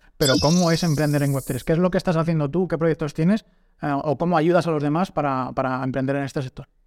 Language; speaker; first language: Spanish; native; Spanish